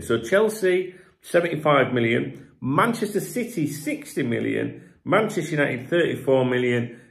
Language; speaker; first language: English; native; English